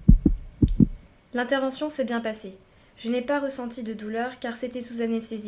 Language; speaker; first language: French; native; French